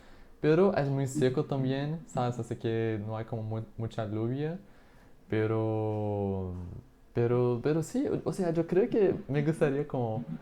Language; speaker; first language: Spanish; non-native, fluent; Portuguese